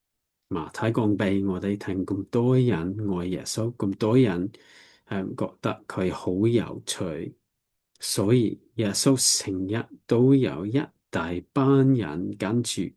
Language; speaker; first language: Cantonese; non-native, learner; English